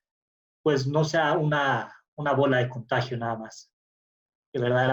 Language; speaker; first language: Spanish; native; Spanish